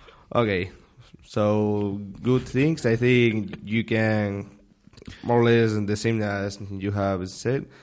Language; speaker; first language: English; non-native, learner; Spanish